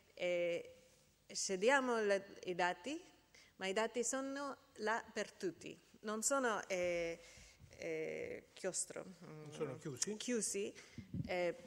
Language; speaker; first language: Italian; non-native, fluent; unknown